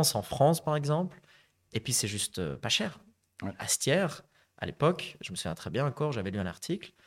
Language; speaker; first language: French; native; French